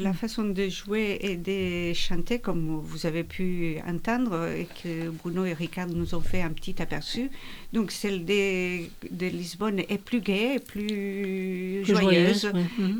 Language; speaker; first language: French; non-native, fluent; Portuguese